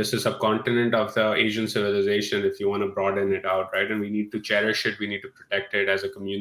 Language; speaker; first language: English; non-native, local second language; Urdu